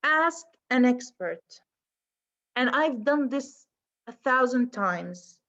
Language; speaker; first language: English; non-native, fluent; Arabic